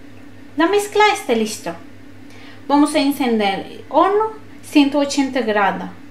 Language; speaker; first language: Spanish; non-native, learner; Turkish